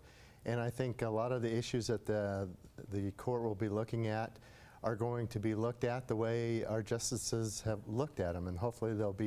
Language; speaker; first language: English; native; English